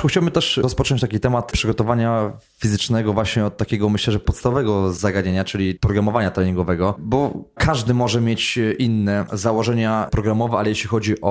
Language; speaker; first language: Polish; native; Polish